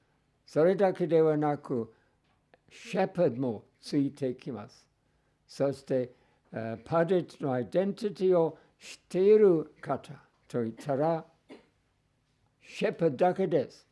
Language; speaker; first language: Japanese; non-native, fluent; English